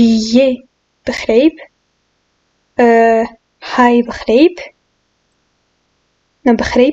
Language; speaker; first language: Dutch; non-native, learner; French